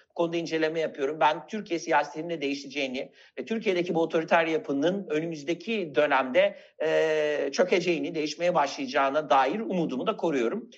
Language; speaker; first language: Turkish; native; Turkish